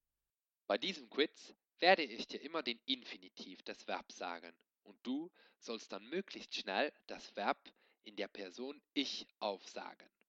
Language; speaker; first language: German; non-native, local second language; Luxembourgish